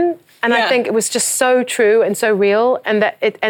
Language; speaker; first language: English; native; English